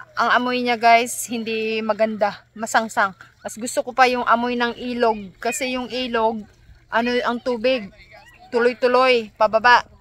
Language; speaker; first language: Filipino; native; Filipino